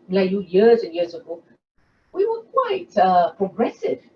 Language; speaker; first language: English; non-native, local second language; Malay